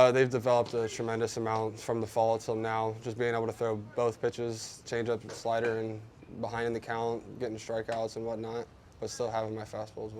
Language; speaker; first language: English; native; English